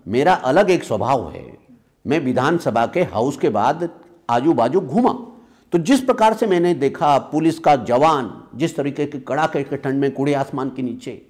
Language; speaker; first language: Hindi; native; Hindi